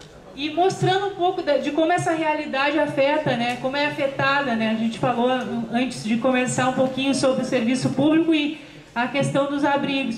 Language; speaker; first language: Portuguese; native; Portuguese